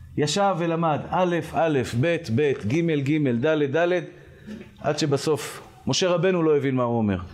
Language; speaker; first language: Hebrew; native; Hebrew